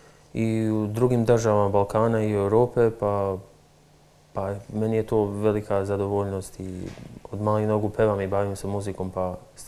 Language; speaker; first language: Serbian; non-native, local second language; Albanian